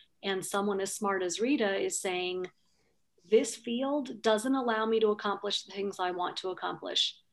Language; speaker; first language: English; native; English